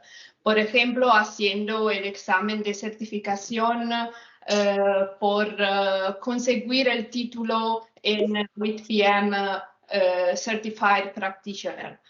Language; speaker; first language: Spanish; non-native, fluent; Italian